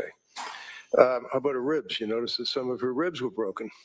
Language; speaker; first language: English; native; English